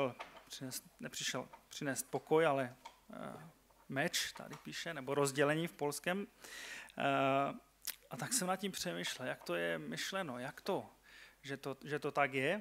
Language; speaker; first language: Czech; non-native, local second language; Polish